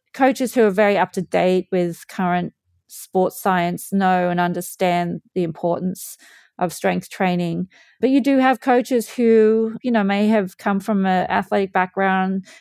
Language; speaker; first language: English; native; English